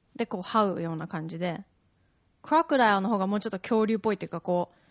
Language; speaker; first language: Japanese; native; Japanese